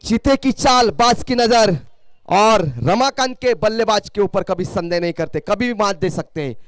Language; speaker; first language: Hindi; non-native, local second language; Marathi